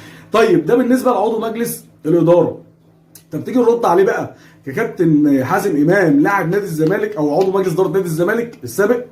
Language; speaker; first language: Arabic; native; Arabic